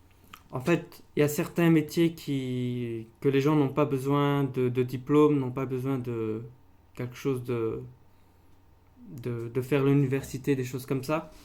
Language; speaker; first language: French; non-native, local second language; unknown